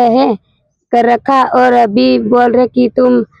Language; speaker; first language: Hindi; native; Hindi